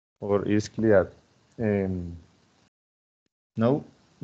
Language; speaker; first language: English; non-native, fluent; Spanish